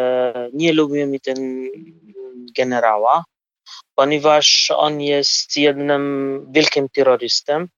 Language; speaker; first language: Polish; non-native, fluent; Kurdish